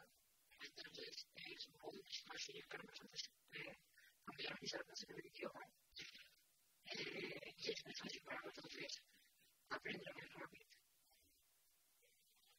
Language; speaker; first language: Catalan; non-native, local second language; Spanish